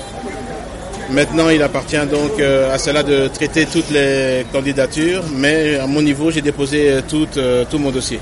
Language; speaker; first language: French; non-native, local second language; Lingala